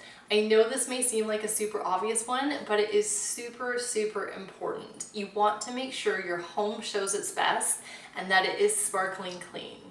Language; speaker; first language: English; native; English